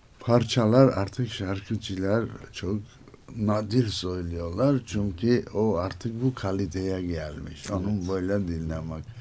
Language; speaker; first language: Turkish; non-native, learner; Armenian